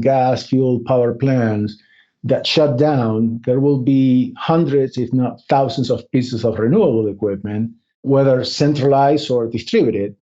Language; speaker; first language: English; non-native, fluent; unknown